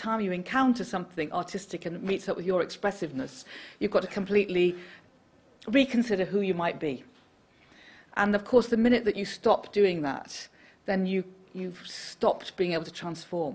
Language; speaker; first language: English; native; English